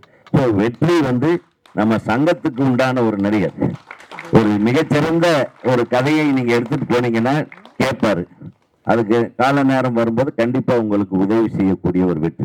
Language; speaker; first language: Tamil; native; Tamil